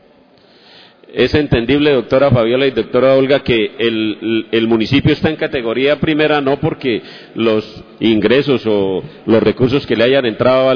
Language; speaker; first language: Spanish; native; Spanish